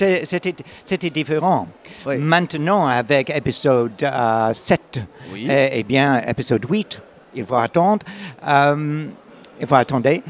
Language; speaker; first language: French; non-native, learner; English